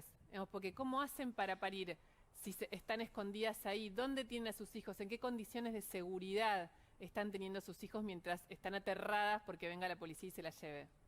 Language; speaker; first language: Spanish; native; Spanish